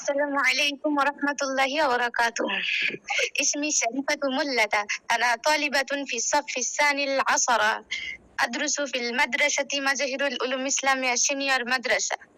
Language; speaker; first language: Arabic; non-native, learner; Bangla